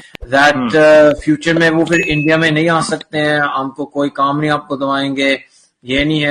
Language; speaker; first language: Hindi; non-native, fluent; English